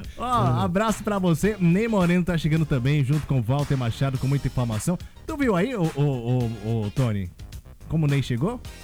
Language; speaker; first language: Portuguese; native; Portuguese